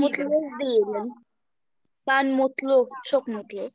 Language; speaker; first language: Turkish; non-native, learner; Arabic